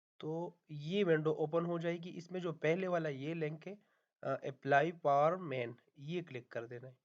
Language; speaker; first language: Hindi; non-native, local second language; Punjabi